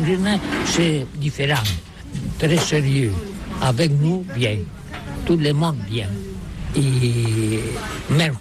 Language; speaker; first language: French; non-native, learner; Catalan